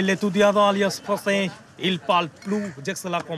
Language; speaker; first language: French; non-native, learner; Bangla